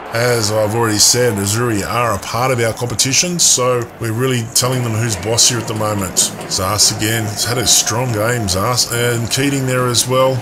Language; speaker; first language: English; native; English